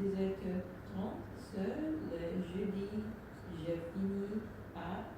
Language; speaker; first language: French; non-native, learner; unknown